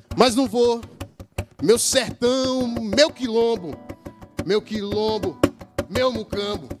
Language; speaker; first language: Portuguese; native; Portuguese